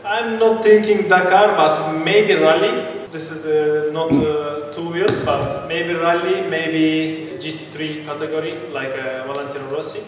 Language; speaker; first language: English; non-native, learner; Turkish